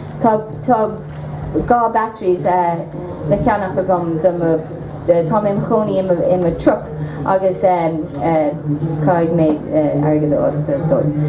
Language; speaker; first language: Irish; non-native, local second language; English